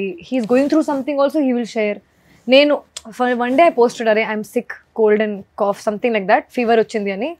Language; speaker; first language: Telugu; non-native, fluent; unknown